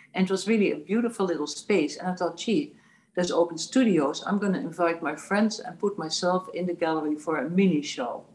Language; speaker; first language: English; non-native, fluent; Dutch